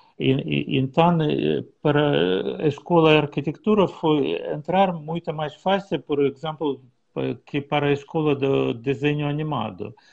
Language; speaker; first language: Portuguese; non-native, learner; Russian